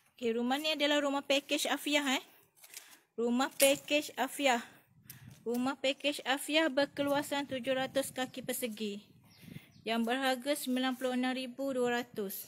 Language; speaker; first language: Malay; native; Malay